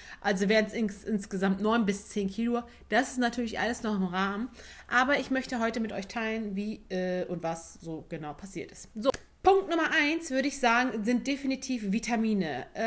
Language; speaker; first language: German; early bilingual, other home language; Turkish